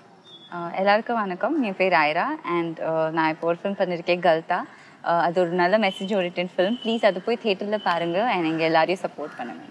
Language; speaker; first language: Tamil; non-native, fluent; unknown